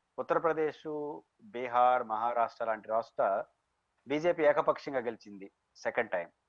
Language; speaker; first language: Telugu; native; Telugu